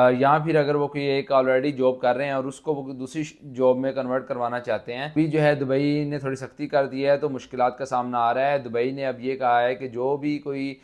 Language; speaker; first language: Urdu; non-native, local second language; Punjabi